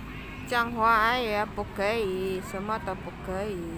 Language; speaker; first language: Chinese; non-native, learner; Javanese